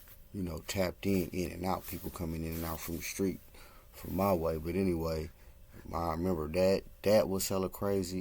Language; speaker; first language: English; native; English